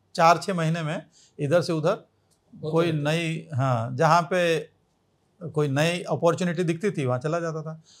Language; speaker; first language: Hindi; native; Hindi